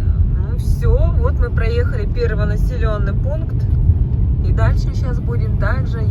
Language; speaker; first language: Russian; native; Russian